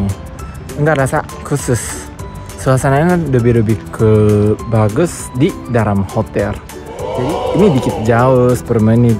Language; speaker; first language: Indonesian; non-native, learner; Japanese